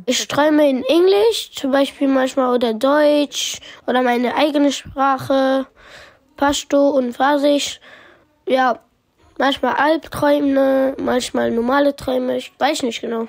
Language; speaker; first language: German; early bilingual, other home language; Pashto